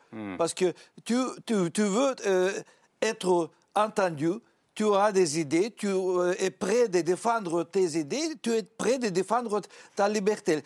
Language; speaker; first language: French; non-native, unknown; Russian